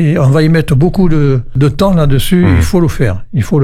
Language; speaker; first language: French; native; French